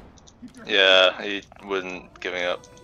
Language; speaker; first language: English; native; English